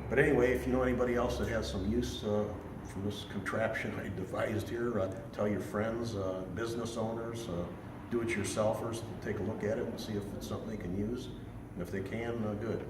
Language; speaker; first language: English; native; English